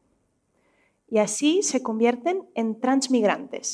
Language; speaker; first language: Spanish; non-native, fluent; Russian